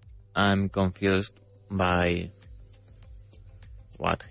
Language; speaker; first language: English; non-native, fluent; Spanish